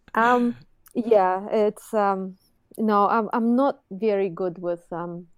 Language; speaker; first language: English; non-native, fluent; Russian